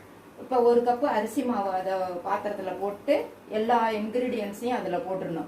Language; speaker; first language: Tamil; native; Tamil